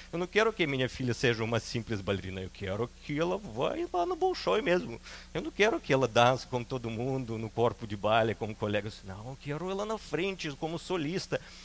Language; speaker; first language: Portuguese; non-native, fluent; Russian